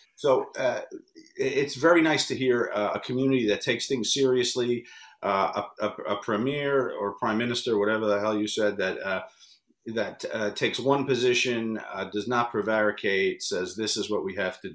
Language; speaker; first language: English; native; English